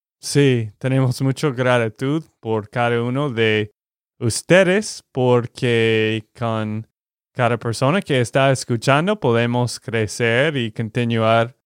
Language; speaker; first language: Spanish; non-native, fluent; English